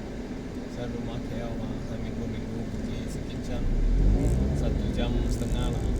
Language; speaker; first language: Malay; non-native, local second language; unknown